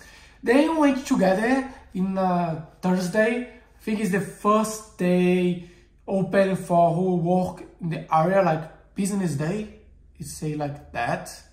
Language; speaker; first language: English; non-native, learner; Portuguese